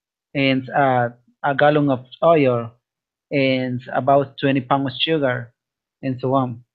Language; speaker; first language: English; non-native, learner; Spanish